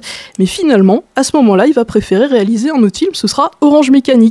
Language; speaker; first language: French; native; French